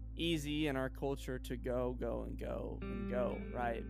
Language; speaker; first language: English; native; English